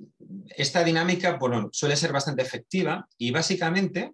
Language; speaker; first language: Spanish; native; Spanish